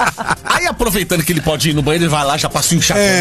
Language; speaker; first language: Portuguese; native; Portuguese